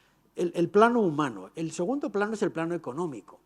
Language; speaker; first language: Spanish; native; Spanish